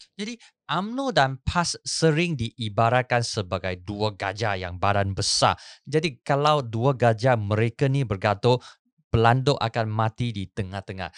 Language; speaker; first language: Malay; non-native, local second language; Chinese